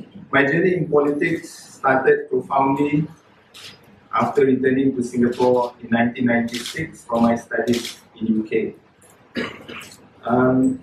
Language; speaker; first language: English; non-native, local second language; Malay